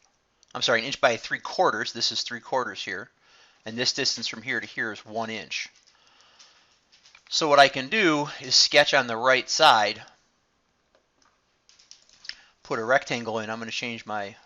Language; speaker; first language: English; native; English